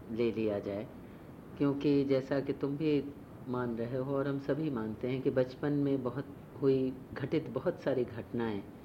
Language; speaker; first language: Hindi; native; Hindi